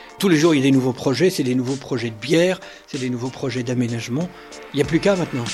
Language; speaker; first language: French; native; French